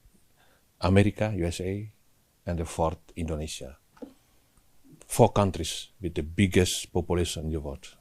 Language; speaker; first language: English; non-native, learner; Indonesian